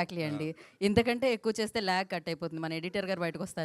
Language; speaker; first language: Telugu; native; Telugu